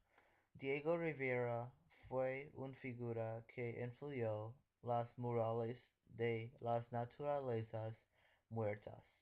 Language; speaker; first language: Spanish; non-native, learner; English